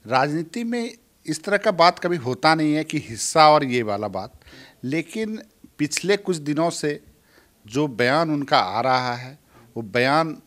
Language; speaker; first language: Hindi; native; Hindi